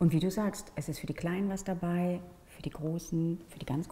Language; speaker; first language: German; native; German